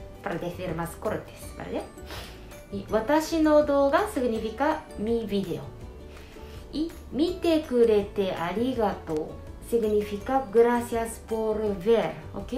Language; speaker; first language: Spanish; non-native, fluent; Japanese